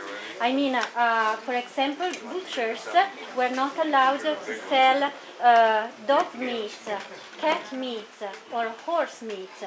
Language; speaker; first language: English; non-native, fluent; French